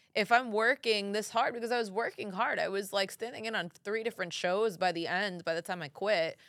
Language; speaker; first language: English; early bilingual, other home language; Italian